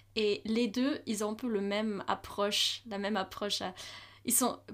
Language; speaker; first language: French; non-native, fluent; German